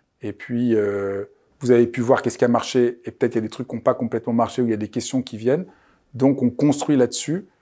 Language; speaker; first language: French; native; French